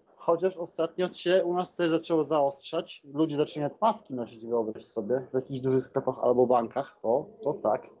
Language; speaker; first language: Polish; native; Polish